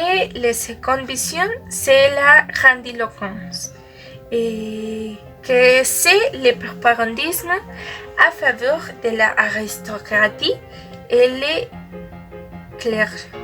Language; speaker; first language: French; non-native, learner; Spanish